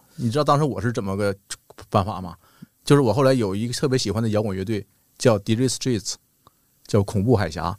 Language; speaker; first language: Chinese; native; Chinese